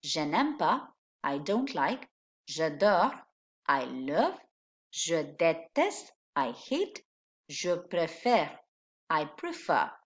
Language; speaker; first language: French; non-native, fluent; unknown